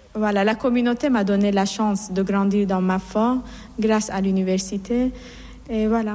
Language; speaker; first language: French; non-native, fluent; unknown